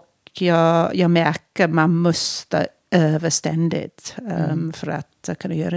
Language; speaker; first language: Swedish; non-native, fluent; English